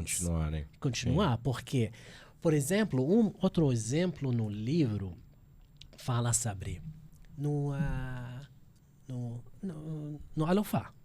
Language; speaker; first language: Portuguese; non-native, fluent; Arabic